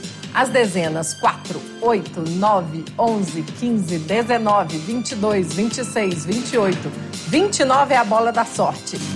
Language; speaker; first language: Portuguese; native; Portuguese